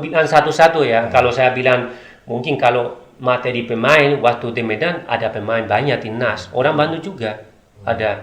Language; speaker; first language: Indonesian; non-native, learner; Spanish